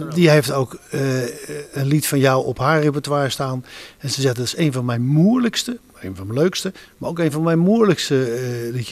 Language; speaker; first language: Dutch; native; Dutch